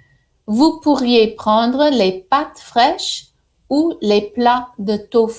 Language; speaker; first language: French; non-native, fluent; English